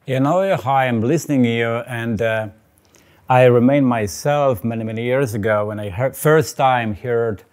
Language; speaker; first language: English; non-native, fluent; Polish